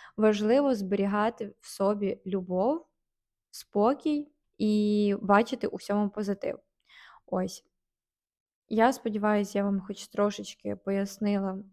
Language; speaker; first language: Ukrainian; native; Ukrainian